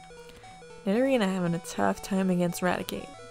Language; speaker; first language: English; native; English